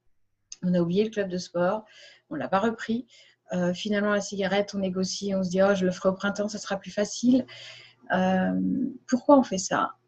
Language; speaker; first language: French; native; French